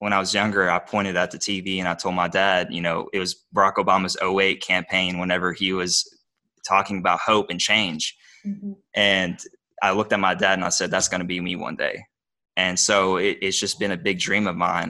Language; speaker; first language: English; early bilingual, other home language; Bosnian